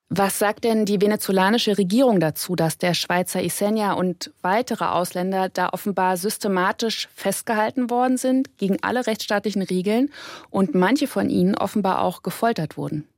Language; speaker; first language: German; native; German